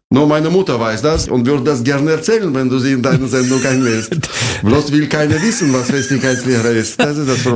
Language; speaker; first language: German; non-native, fluent; Russian